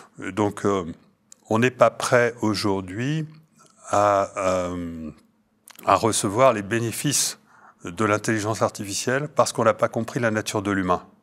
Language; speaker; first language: French; native; French